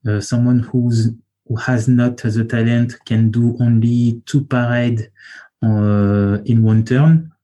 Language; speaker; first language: English; non-native, learner; French